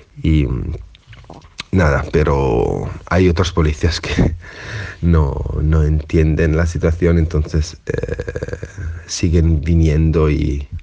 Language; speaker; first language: Spanish; non-native, fluent; Italian